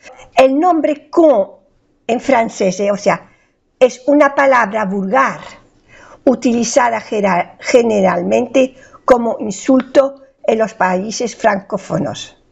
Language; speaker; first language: Spanish; non-native, fluent; French